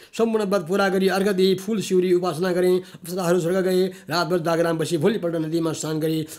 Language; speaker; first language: Nepali; native; Nepali